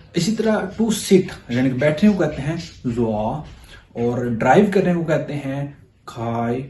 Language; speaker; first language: Urdu; native; Urdu